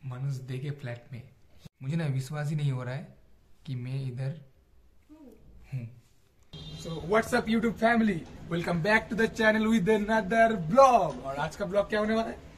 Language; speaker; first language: Hindi; native; Hindi